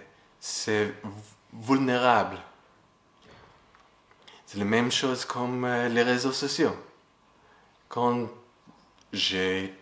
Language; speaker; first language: French; non-native, fluent; English